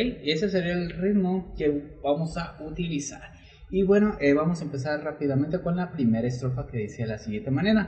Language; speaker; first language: Spanish; native; Spanish